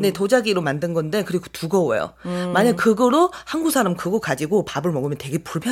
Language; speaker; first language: Korean; non-native, fluent; Chinese